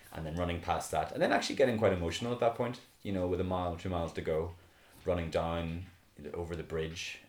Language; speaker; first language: English; native; English